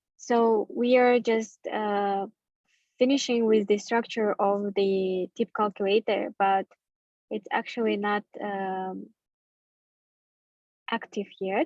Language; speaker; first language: English; non-native, fluent; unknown